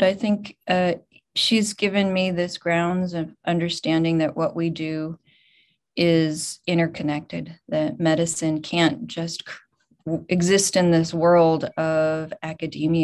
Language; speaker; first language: English; native; English